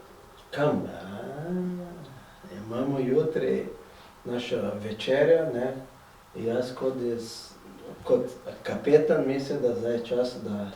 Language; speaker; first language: Slovenian; non-native, fluent; Portuguese